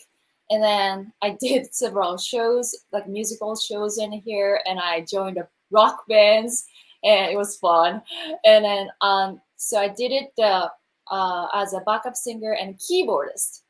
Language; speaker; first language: English; non-native, learner; Japanese